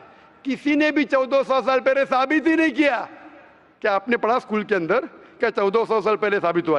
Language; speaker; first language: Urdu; non-native, local second language; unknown